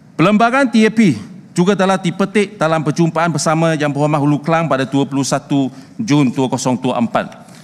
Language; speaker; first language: Malay; non-native, local second language; Chinese